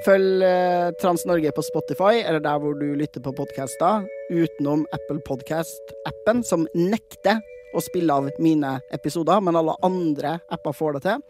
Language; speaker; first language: Norwegian; native; Norwegian